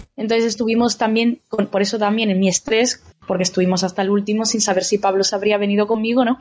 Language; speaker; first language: Spanish; native; Spanish